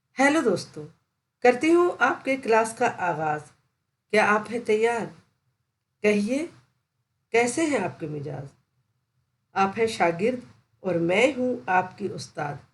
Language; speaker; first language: Hindi; native; Hindi